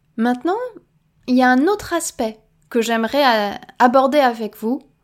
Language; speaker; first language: French; native; French